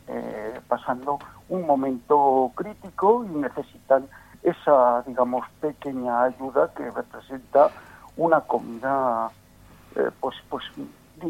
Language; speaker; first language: Spanish; native; Spanish